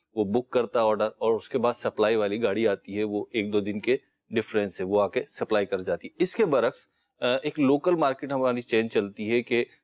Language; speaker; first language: Urdu; native; Urdu